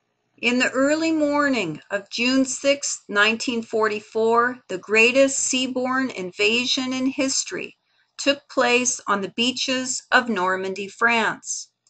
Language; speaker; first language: English; native; English